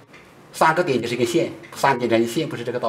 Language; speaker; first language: Chinese; native; Chinese